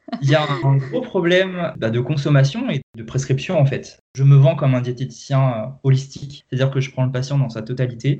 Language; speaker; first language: French; native; French